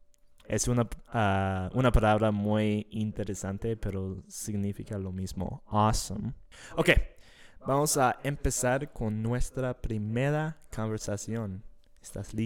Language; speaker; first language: Spanish; non-native, fluent; English